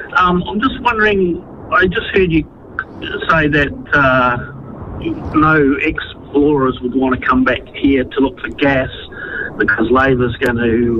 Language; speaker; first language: English; native; English